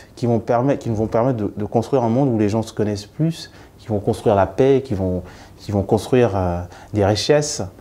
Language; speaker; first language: French; non-native, local second language; Wolof